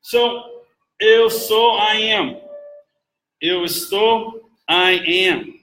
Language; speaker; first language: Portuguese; non-native, fluent; English